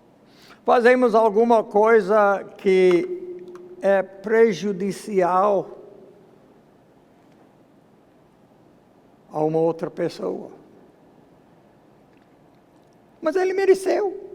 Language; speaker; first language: Portuguese; non-native, fluent; English